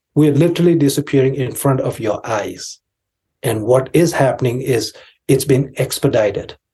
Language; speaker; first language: English; non-native, local second language; Tibetan